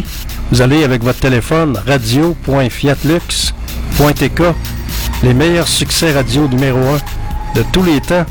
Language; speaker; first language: French; native; French